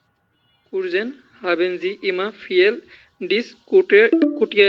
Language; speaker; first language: German; non-native, learner; Bangla